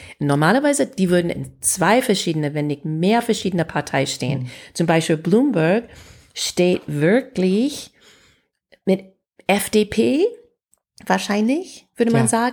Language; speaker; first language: German; non-native, fluent; English